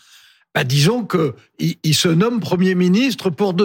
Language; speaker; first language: French; native; French